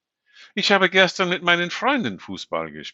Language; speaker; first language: German; non-native, fluent; English